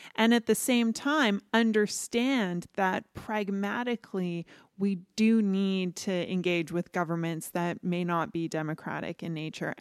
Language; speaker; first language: English; early bilingual, other home language; Filipino